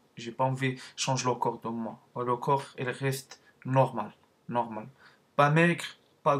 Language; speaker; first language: French; non-native, learner; Arabic